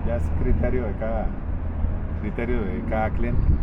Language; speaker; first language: Spanish; native; Spanish